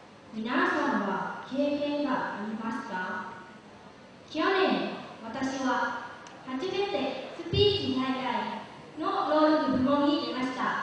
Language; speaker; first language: Japanese; non-native, learner; Lao